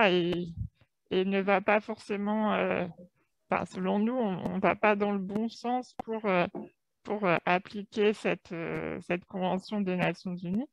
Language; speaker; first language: French; native; French